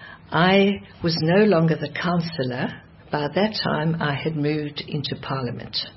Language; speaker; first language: English; early bilingual, other home language; Dutch